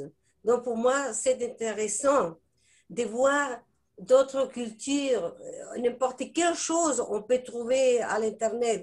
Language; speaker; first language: French; non-native, fluent; Spanish